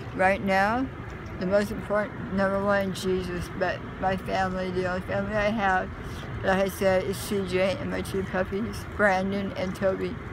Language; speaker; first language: English; native; English